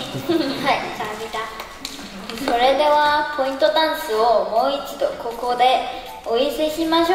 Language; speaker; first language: Japanese; non-native, learner; Korean